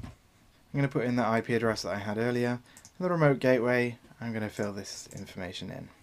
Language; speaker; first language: English; native; English